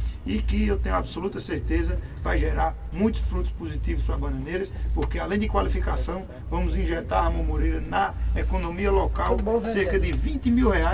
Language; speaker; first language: Portuguese; native; Portuguese